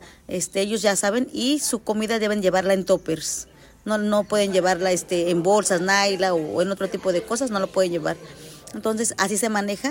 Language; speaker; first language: Spanish; native; Spanish